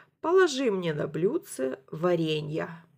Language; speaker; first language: Russian; native; Russian